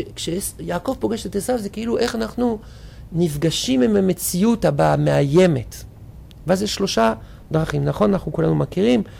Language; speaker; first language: Hebrew; non-native, fluent; French